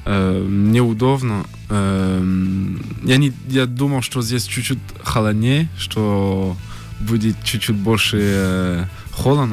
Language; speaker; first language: Russian; early bilingual, heritage; French